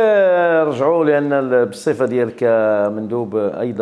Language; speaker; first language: Arabic; native; Arabic